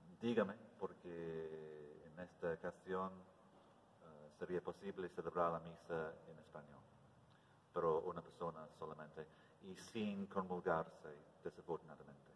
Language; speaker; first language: Spanish; non-native, learner; English